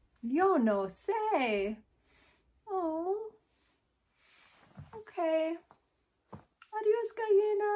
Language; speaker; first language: Spanish; non-native, fluent; English